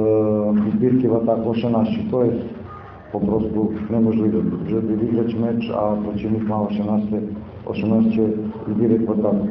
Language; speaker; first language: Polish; non-native, learner; Slovenian